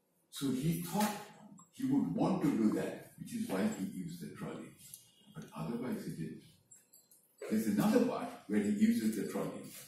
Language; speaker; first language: English; non-native, local second language; Bangla